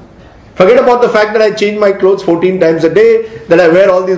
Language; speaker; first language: English; non-native, local second language; Marathi